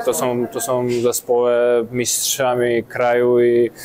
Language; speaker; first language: Polish; non-native, fluent; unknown